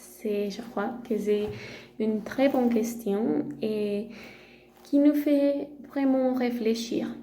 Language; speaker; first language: French; non-native, learner; Spanish